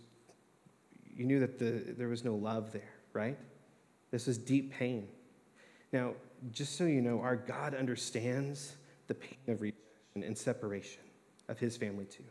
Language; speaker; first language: English; native; English